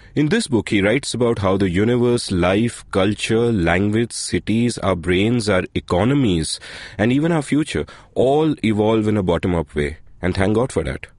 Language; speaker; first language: English; non-native, local second language; Hindi